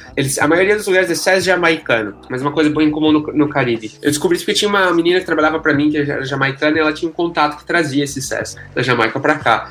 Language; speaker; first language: Portuguese; native; Portuguese